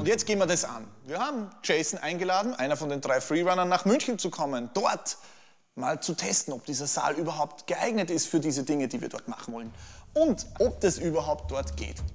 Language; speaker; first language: German; native; German